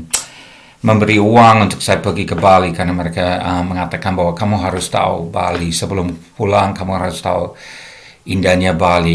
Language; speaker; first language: Indonesian; non-native, fluent; English